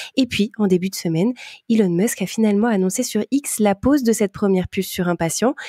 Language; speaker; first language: French; native; French